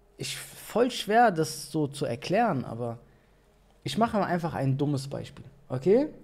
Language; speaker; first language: German; early bilingual, other home language; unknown